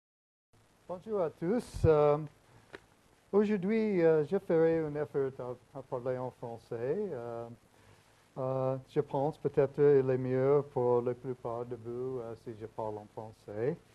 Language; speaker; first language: French; non-native, learner; English